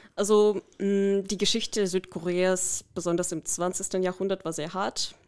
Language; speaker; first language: German; non-native, fluent; Korean